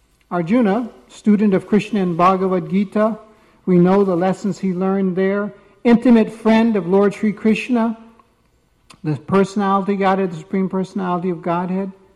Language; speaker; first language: English; native; English